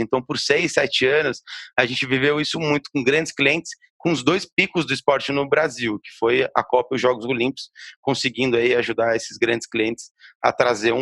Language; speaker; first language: Portuguese; native; Portuguese